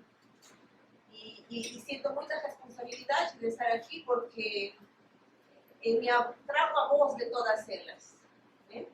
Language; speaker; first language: Portuguese; non-native, fluent; Spanish